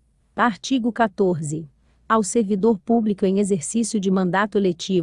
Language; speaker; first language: Portuguese; native; Portuguese